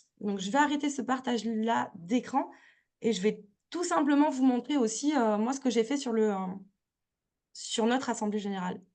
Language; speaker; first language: French; native; French